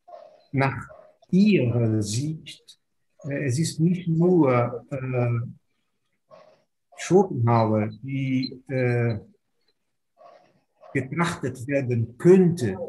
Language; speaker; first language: German; non-native, fluent; Portuguese